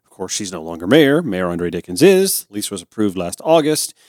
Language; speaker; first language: English; native; English